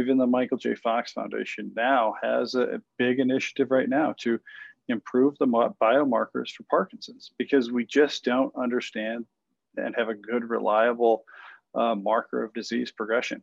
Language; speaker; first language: English; native; English